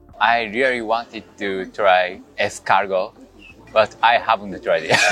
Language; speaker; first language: English; non-native, learner; Japanese